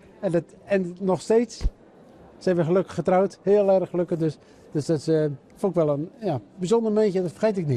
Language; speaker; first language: Dutch; native; Dutch